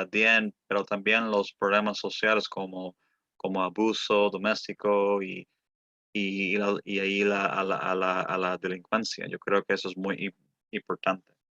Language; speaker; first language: Spanish; early bilingual, heritage; Spanish